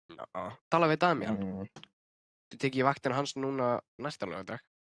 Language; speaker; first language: Icelandic; native; Icelandic